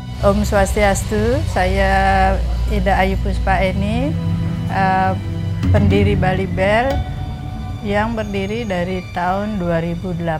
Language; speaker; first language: Indonesian; non-native, local second language; Balinese